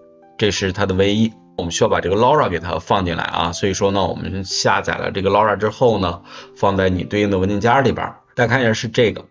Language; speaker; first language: Chinese; native; Chinese